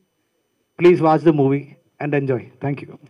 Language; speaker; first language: Telugu; non-native, learner; Malayalam